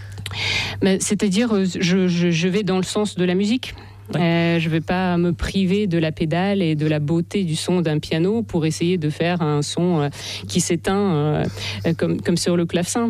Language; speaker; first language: French; non-native, fluent; Russian